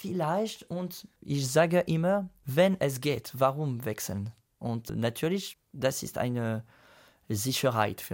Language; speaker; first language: German; non-native, fluent; French